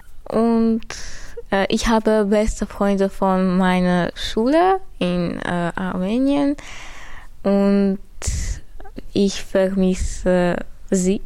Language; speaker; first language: German; non-native, learner; Armenian